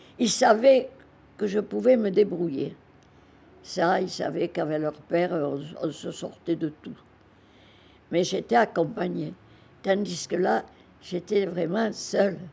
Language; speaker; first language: French; native; French